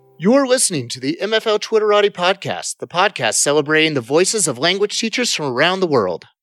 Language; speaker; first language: English; native; English